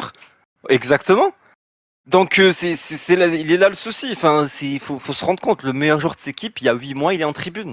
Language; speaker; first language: French; native; French